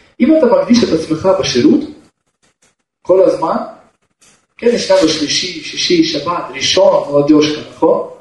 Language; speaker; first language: Hebrew; non-native, fluent; Russian